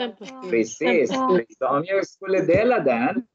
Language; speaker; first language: Swedish; non-native, learner; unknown